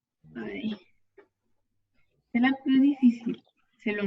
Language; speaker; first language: French; non-native, learner; Spanish